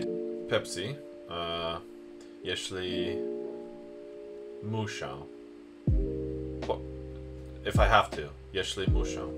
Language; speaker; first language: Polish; non-native, learner; English